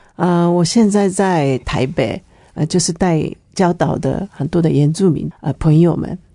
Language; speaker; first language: Chinese; non-native, fluent; Japanese